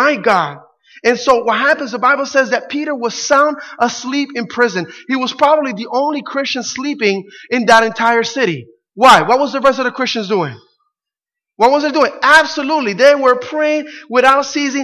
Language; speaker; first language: English; early bilingual, other home language; Spanish